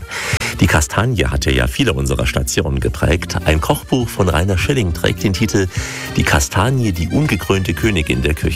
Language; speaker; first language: German; native; German